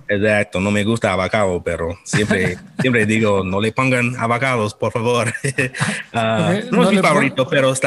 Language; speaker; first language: Spanish; non-native, fluent; English